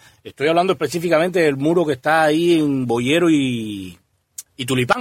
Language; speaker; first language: Spanish; native; Spanish